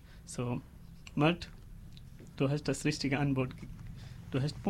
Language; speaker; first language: German; non-native, learner; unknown